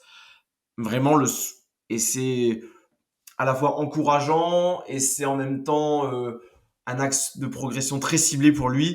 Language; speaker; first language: French; native; French